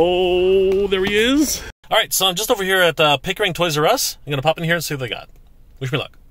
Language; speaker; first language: English; native; English